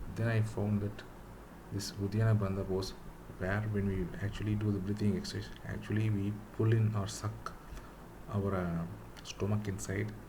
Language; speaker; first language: English; non-native, local second language; Tamil